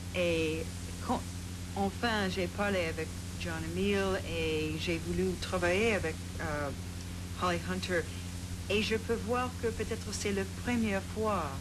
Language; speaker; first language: French; non-native, fluent; English